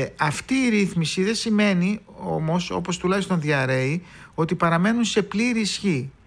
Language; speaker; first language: Greek; native; Greek